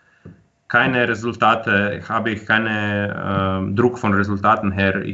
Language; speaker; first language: German; non-native, fluent; Croatian